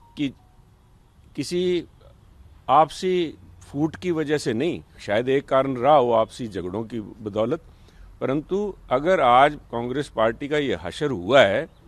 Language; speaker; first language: Hindi; non-native, local second language; Punjabi